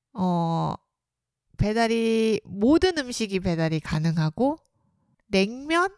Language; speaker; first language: Korean; native; Korean